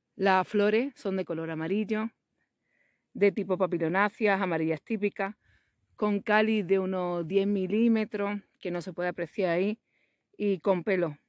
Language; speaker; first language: Spanish; native; Spanish